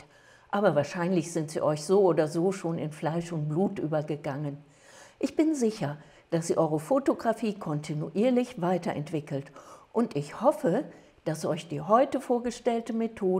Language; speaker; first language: German; native; German